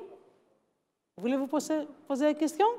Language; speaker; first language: French; non-native, learner; Greek